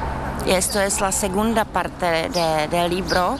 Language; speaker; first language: Spanish; non-native, fluent; Czech